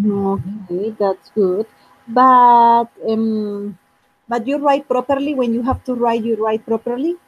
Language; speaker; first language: English; non-native, fluent; Spanish